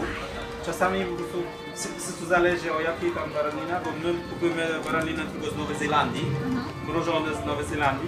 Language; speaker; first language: Polish; non-native, fluent; Chinese